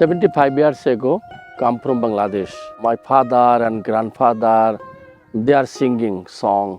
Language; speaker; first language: English; non-native, learner; Bangla